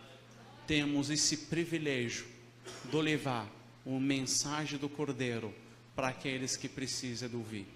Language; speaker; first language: Portuguese; non-native, fluent; Arabic